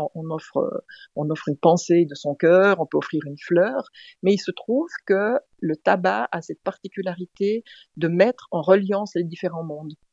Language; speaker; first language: French; native; French